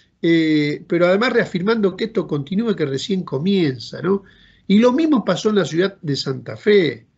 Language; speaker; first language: Spanish; native; Spanish